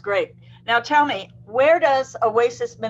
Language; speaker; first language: English; native; English